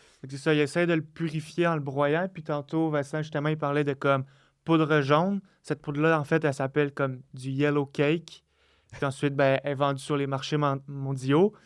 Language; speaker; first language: French; native; French